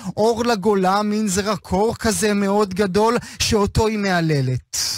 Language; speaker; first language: Hebrew; native; Hebrew